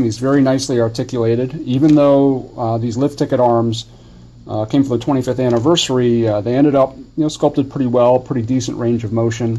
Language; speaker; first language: English; native; English